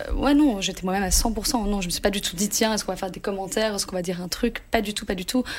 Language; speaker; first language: French; native; French